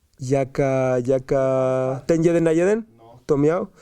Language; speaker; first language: Polish; non-native, learner; Spanish